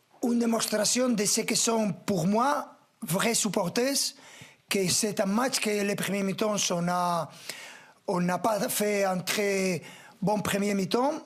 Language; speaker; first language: French; non-native, fluent; Spanish